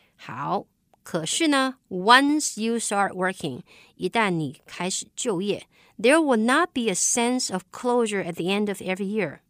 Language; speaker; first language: English; non-native, fluent; Chinese